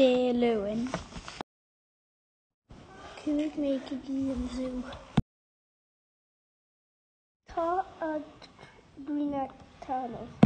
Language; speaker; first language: Irish; non-native, learner; English